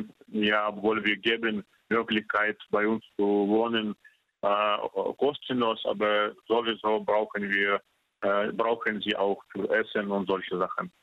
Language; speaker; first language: German; non-native, fluent; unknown